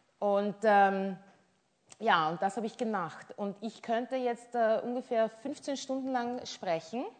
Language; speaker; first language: German; native; German